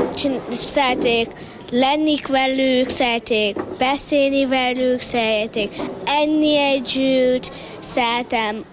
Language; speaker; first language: Hungarian; early bilingual, heritage; English